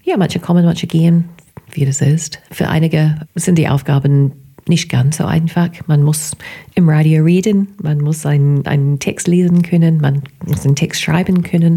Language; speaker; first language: German; non-native, fluent; English